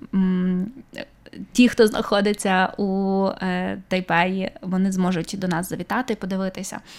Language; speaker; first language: Ukrainian; native; Ukrainian